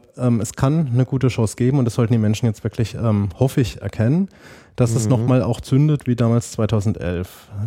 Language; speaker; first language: German; native; German